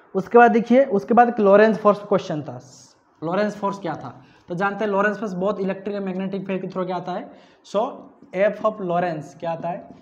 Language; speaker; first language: Hindi; non-native, local second language; Odia